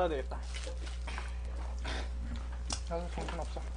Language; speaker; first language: Korean; native; Korean